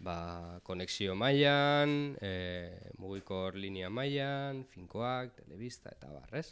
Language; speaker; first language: Basque; native; Basque